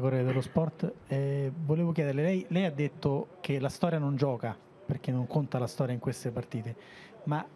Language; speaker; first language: Italian; native; Italian